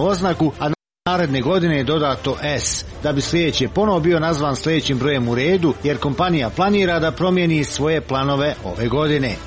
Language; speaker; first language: Croatian; native; Croatian